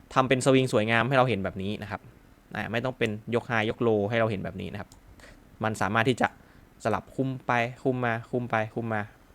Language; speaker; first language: Thai; native; Thai